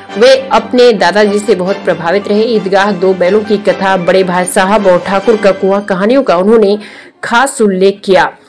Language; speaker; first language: Hindi; native; Hindi